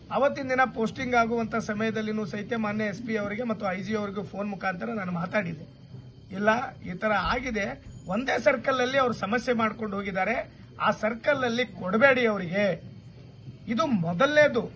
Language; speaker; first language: Kannada; non-native, local second language; Lambadi